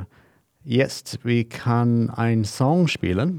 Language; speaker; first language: German; non-native, learner; English